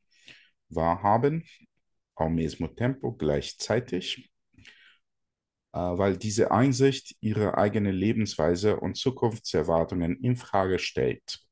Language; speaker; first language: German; non-native, fluent; Portuguese